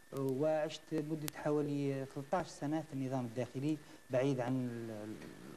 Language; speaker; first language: Arabic; native; Arabic